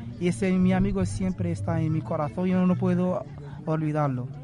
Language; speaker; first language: Spanish; non-native, learner; Arabic